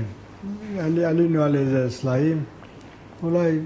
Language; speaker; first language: Hebrew; non-native, fluent; Hungarian